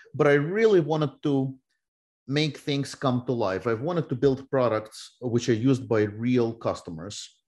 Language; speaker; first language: English; non-native, fluent; Russian